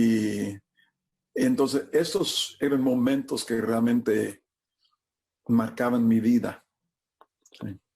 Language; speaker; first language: Spanish; non-native, fluent; English